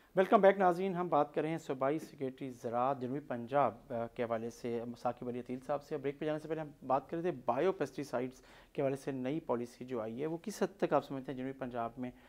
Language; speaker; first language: Urdu; non-native, local second language; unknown